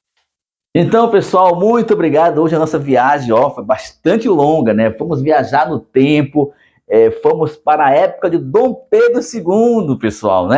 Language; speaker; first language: Portuguese; native; Portuguese